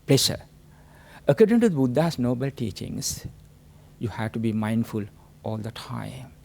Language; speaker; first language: English; non-native, local second language; Sinhala